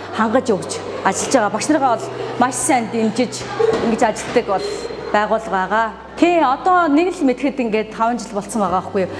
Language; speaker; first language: Mongolian; native; Mongolian